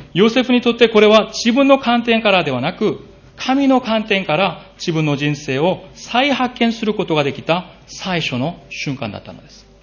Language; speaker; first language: Japanese; non-native, fluent; Korean